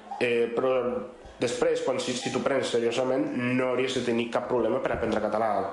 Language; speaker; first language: Catalan; non-native, fluent; Spanish